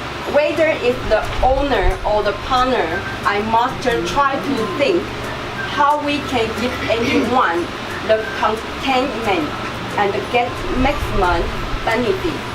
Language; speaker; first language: English; non-native, learner; Chinese